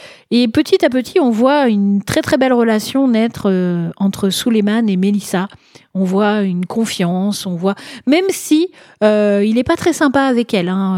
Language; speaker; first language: French; native; French